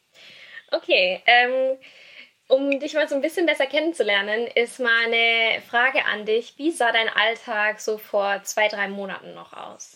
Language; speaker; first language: German; native; German